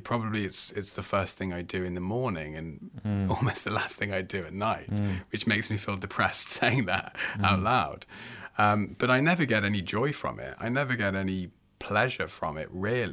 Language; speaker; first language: English; native; English